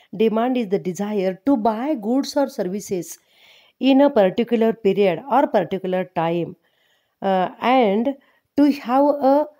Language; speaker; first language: English; non-native, local second language; Marathi